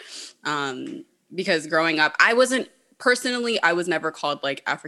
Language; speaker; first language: English; native; English